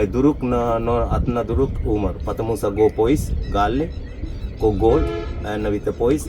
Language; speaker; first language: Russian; non-native, learner; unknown